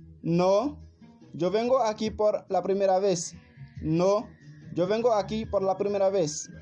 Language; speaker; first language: Spanish; non-native, learner; Haitian Creole